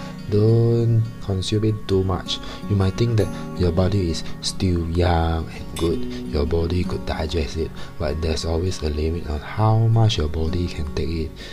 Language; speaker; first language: English; non-native, local second language; Chinese